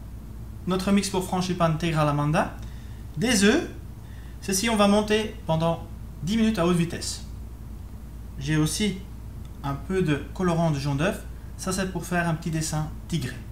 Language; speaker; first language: French; native; French